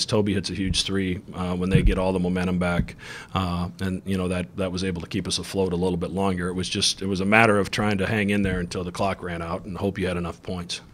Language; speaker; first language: English; native; English